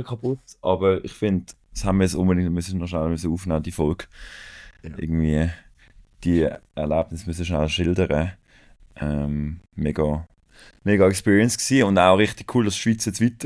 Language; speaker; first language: German; native; German